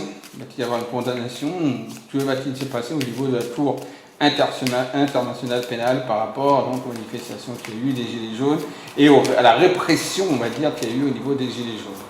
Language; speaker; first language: French; native; French